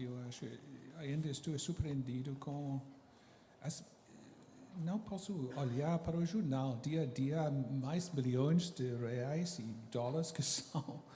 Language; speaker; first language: Portuguese; non-native, fluent; English